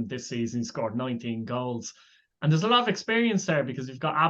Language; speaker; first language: English; native; English